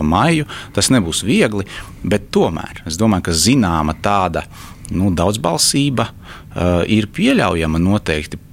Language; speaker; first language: Latvian; non-native, local second language; Russian